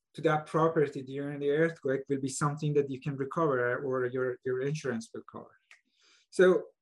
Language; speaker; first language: English; non-native, fluent; Persian